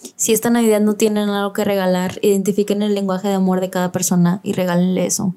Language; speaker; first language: Spanish; early bilingual, heritage; Spanish